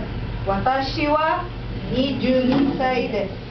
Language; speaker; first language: Japanese; non-native, fluent; Filipino